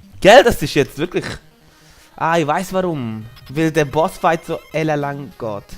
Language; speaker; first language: German; native; German